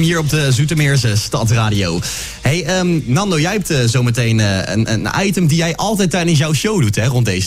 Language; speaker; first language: Dutch; native; Dutch